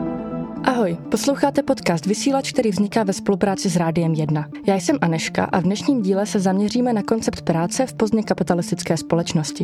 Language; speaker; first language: Czech; native; Czech